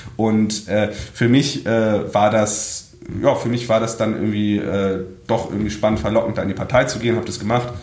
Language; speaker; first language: German; native; German